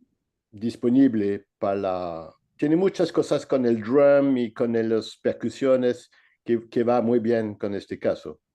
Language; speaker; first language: Spanish; non-native, learner; French